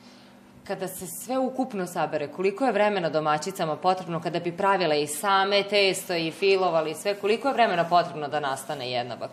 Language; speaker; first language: Serbian; native; Serbian